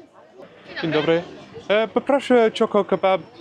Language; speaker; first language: Polish; non-native, learner; English